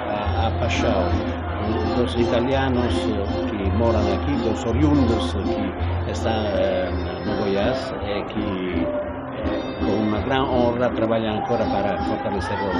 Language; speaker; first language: Portuguese; non-native, fluent; Italian